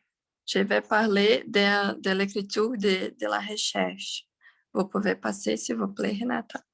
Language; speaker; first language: French; non-native, learner; Portuguese